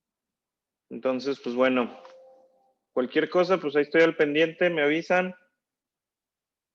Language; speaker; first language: Spanish; native; Spanish